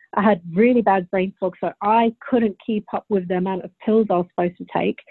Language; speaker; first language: English; early bilingual, other home language; Bulgarian